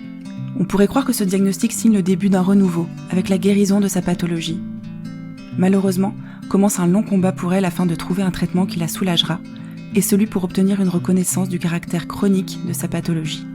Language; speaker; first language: French; native; French